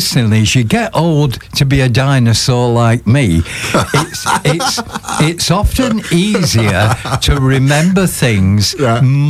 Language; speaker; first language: English; native; English